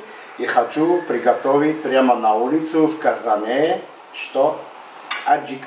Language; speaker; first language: Russian; non-native, fluent; Armenian